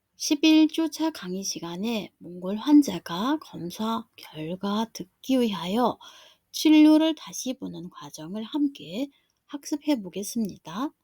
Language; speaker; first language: Korean; non-native, fluent; Mongolian